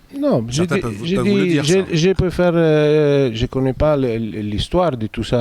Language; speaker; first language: French; non-native, fluent; Italian